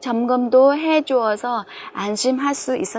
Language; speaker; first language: Korean; non-native, fluent; Vietnamese